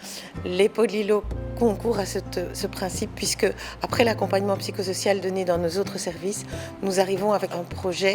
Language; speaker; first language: French; native; French